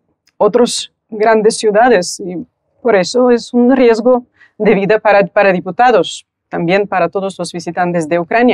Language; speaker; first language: Spanish; non-native, fluent; Ukrainian